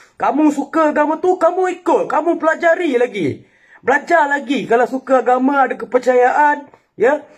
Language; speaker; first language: Malay; non-native, local second language; Tamil